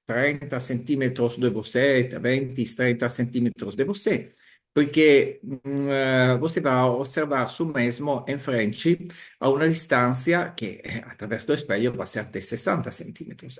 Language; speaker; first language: Portuguese; non-native, learner; Italian